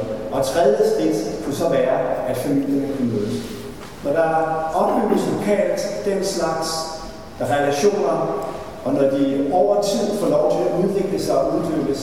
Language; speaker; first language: Danish; native; Danish